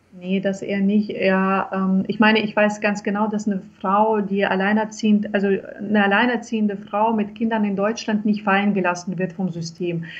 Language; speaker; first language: German; native; German